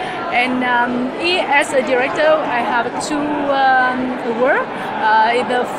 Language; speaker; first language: English; non-native, learner; Vietnamese